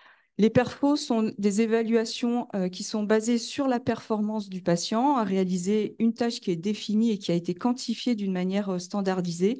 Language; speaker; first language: French; native; French